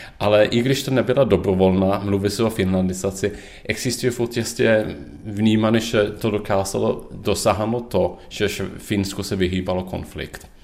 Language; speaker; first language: Czech; non-native, fluent; Swedish